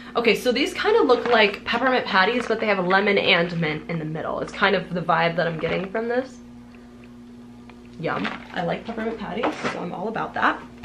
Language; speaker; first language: English; native; English